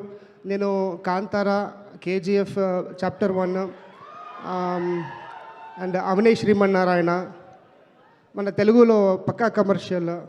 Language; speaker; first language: Telugu; non-native, learner; Kannada